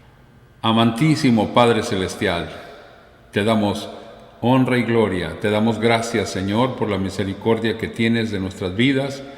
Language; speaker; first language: Spanish; native; Spanish